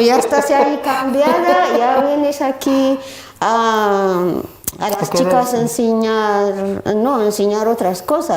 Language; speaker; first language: Spanish; non-native, learner; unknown